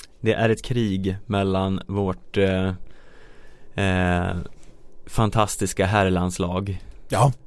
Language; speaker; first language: Swedish; native; Swedish